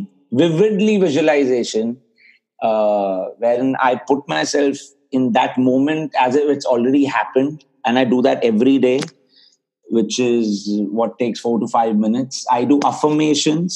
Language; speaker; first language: English; non-native, local second language; Hindi